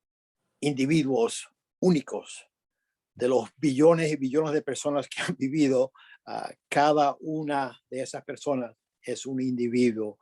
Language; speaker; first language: Spanish; early bilingual, other home language; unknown